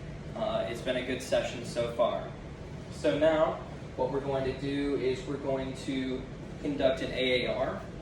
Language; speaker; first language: English; native; English